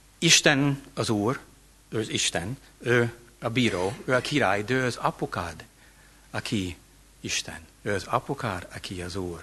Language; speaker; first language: Hungarian; non-native, fluent; English